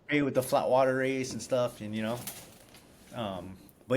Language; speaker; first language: English; native; English